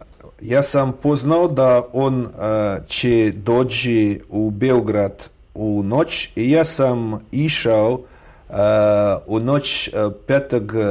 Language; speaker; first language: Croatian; non-native, fluent; Russian